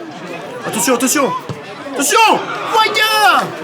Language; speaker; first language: French; native; French